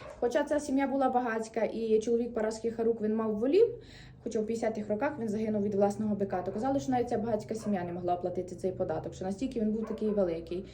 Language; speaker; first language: Ukrainian; native; Ukrainian